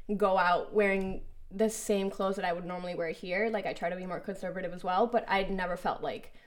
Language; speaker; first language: English; early bilingual, other home language; Spanish